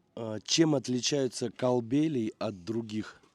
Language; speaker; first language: Russian; native; Russian